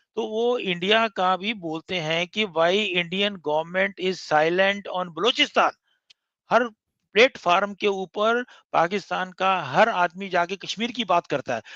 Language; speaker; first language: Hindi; non-native, local second language; Punjabi